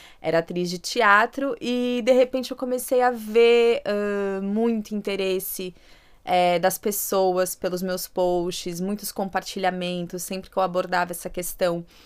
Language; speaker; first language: Portuguese; native; Portuguese